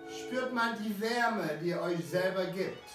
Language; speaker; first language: German; non-native, fluent; French